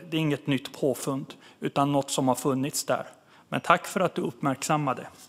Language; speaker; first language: Swedish; early bilingual, other home language; Persian